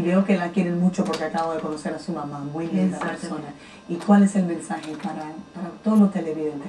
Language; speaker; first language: Spanish; native; Spanish